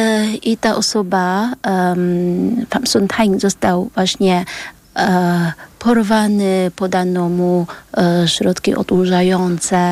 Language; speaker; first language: Polish; early bilingual, other home language; Vietnamese